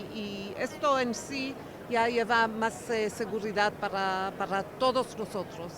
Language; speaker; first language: Spanish; non-native, fluent; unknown